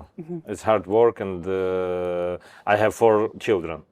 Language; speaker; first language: English; non-native, learner; Ukrainian